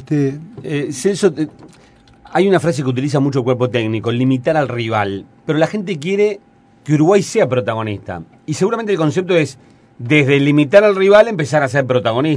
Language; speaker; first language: Spanish; native; Spanish